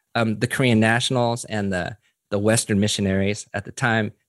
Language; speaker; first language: English; early bilingual, other home language; Korean